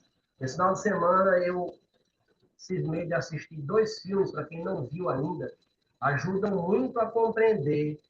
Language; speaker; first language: Portuguese; native; Portuguese